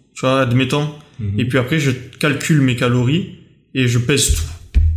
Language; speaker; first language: French; native; French